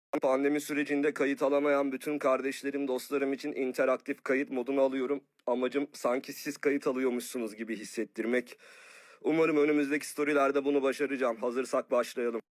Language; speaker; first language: Turkish; native; Turkish